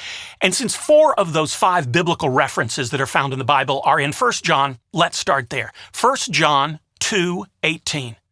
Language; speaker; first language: English; native; English